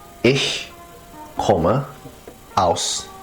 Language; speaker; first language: German; non-native, fluent; Indonesian